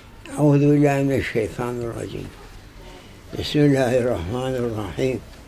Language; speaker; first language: Arabic; non-native, fluent; Turkish